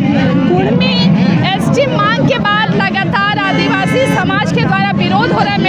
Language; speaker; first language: Hindi; native; Hindi